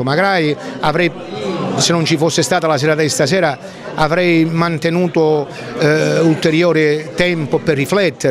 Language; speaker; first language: Italian; native; Italian